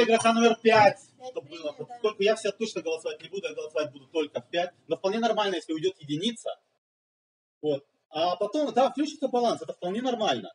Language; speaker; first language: Russian; native; Russian